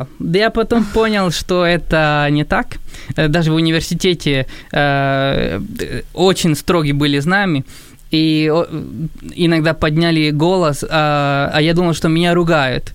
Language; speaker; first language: Russian; non-native, fluent; Spanish